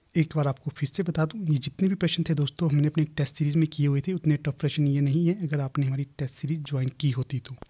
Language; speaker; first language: Hindi; native; Hindi